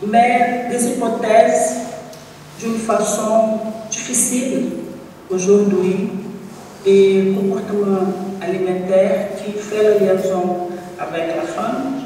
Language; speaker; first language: French; non-native, learner; Portuguese